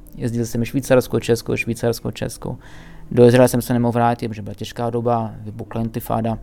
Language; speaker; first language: Czech; native; Czech